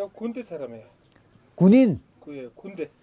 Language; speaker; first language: Korean; non-native, learner; Mongolian